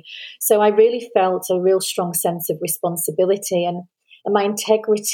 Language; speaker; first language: English; native; English